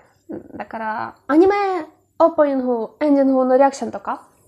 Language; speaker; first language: Japanese; non-native, learner; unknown